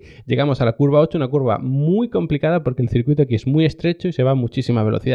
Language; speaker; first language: Spanish; native; Spanish